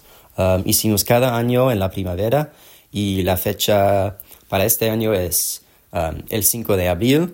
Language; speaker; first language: Spanish; non-native, learner; English